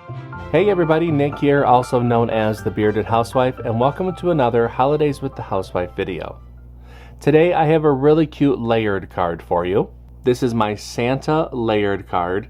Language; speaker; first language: English; native; English